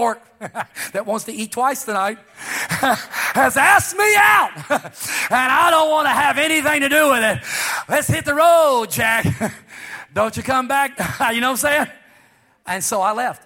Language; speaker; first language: English; native; English